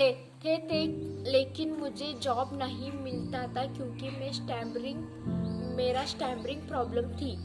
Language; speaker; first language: Hindi; non-native, local second language; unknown